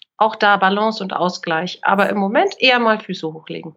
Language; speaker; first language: German; native; German